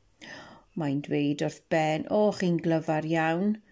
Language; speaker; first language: Welsh; non-native, local second language; English